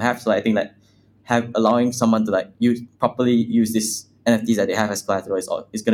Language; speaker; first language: English; non-native, local second language; Chinese